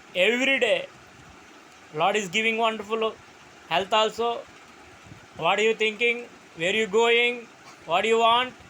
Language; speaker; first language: English; non-native, local second language; Telugu